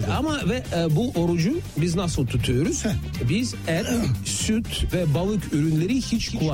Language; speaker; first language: Turkish; non-native, fluent; Russian